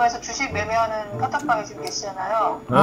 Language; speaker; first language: Korean; native; Korean